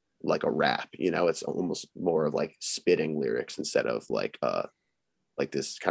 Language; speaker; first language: English; native; English